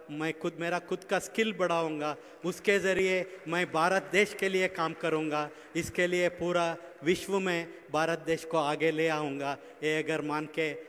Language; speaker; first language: Hindi; non-native, local second language; Kannada